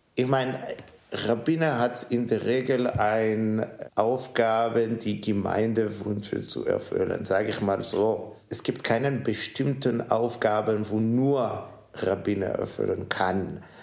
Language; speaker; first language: German; non-native, fluent; Hebrew